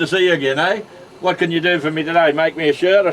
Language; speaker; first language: English; native; English